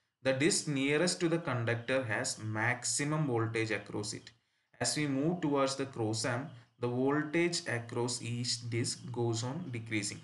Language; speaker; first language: English; non-native, local second language; Malayalam